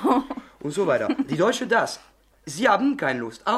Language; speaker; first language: German; non-native, learner; French